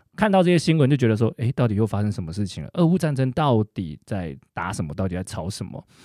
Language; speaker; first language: Chinese; native; Chinese